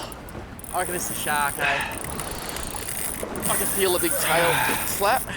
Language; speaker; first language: English; native; English